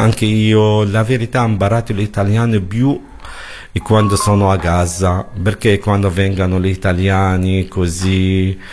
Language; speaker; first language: Italian; non-native, learner; Arabic